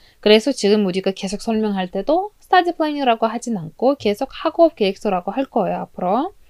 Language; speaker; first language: Korean; non-native, fluent; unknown